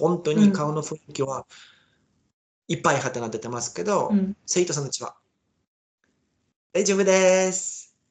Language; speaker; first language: Japanese; non-native, learner; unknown